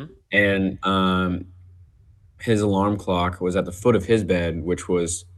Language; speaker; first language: English; native; English